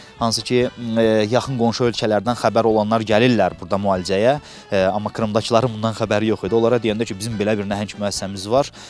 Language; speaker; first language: Azerbaijani; native; Azerbaijani